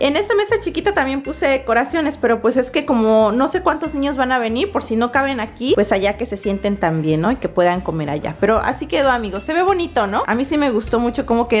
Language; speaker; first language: Spanish; native; Spanish